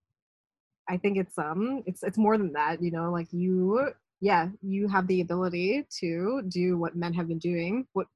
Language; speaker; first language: English; native; English